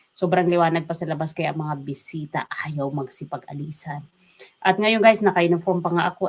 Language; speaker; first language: Filipino; non-native, local second language; Waray